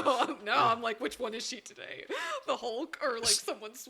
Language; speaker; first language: English; native; English